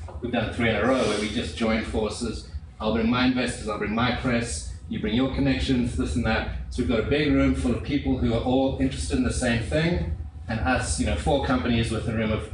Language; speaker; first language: English; native; English